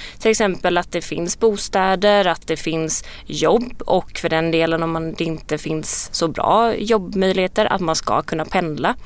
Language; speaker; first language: Swedish; native; Swedish